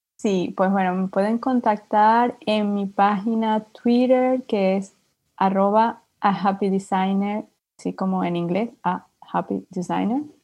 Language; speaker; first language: Spanish; native; Spanish